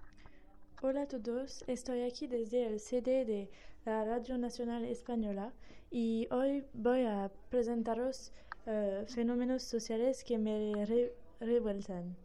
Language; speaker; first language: Spanish; non-native, learner; French